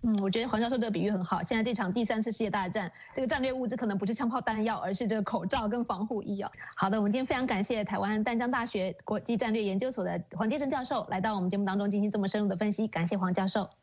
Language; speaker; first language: Chinese; native; Chinese